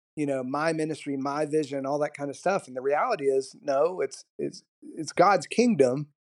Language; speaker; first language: English; native; English